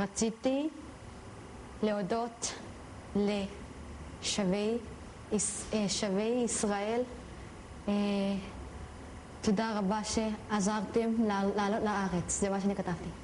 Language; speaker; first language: Hebrew; non-native, fluent; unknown